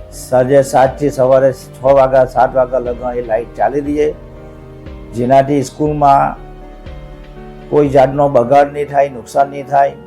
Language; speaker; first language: Gujarati; native; Gujarati